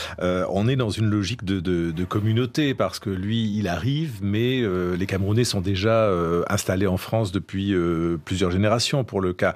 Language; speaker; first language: French; native; French